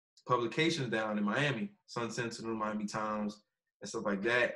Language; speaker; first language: English; native; English